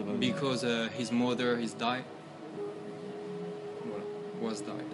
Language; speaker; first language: English; non-native, learner; French